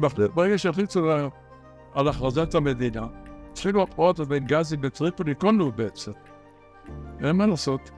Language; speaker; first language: Hebrew; early bilingual, other home language; Arabic